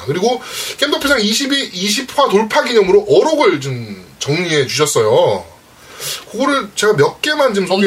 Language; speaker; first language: Korean; native; Korean